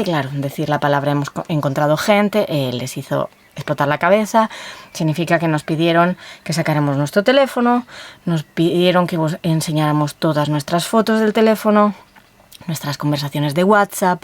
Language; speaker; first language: Spanish; native; Spanish